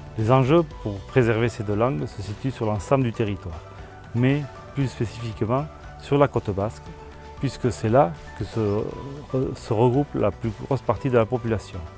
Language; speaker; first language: French; non-native, local second language; Basque